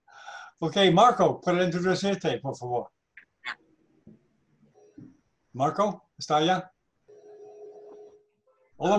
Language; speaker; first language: Spanish; non-native, learner; English